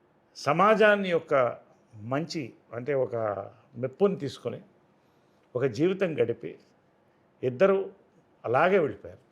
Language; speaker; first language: Telugu; native; Telugu